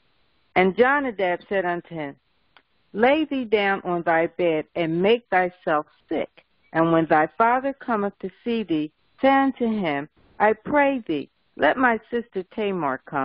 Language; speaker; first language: English; native; English